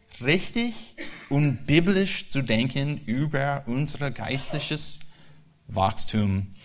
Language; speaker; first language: German; non-native, learner; English